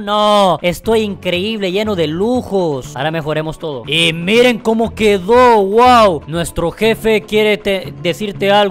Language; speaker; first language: Spanish; native; Spanish